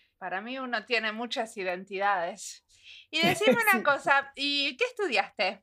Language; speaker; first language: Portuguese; non-native, learner; Spanish